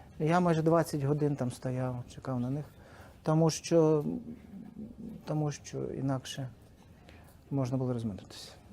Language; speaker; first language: Ukrainian; non-native, local second language; Russian